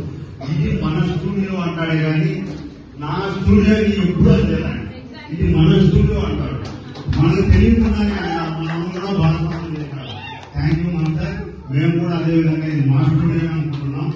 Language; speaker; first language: Telugu; native; Telugu